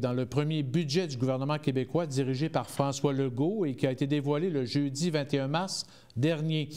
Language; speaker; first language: French; native; French